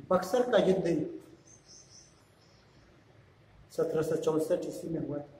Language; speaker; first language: Hindi; native; Hindi